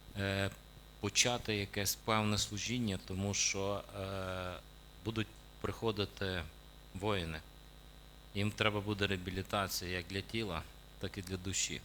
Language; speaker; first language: Ukrainian; native; Ukrainian